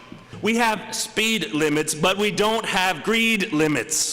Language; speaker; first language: English; native; English